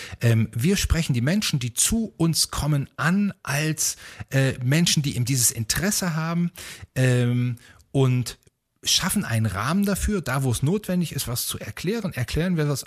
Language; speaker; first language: German; native; German